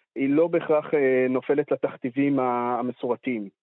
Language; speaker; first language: Hebrew; native; Hebrew